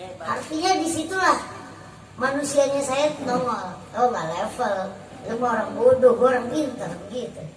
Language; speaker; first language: Indonesian; native; Indonesian